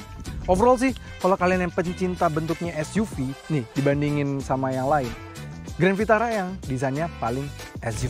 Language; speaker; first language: Indonesian; native; Indonesian